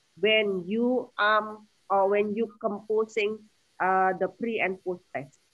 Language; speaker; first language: English; non-native, fluent; Indonesian